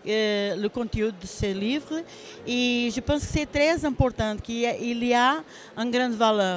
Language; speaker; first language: French; non-native, learner; Portuguese